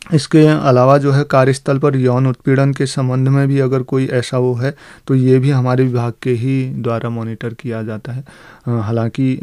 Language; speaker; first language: Hindi; native; Hindi